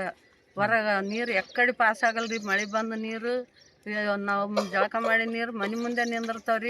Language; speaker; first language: Kannada; native; Kannada